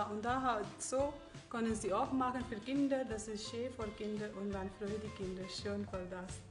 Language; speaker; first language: German; non-native, learner; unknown